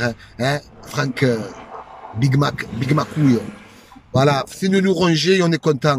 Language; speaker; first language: French; native; French